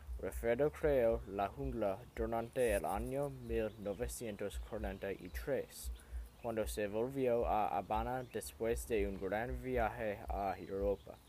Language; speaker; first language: Spanish; non-native, learner; English